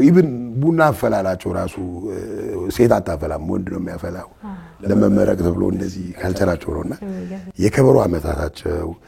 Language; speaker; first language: Amharic; non-native, local second language; Tigrinya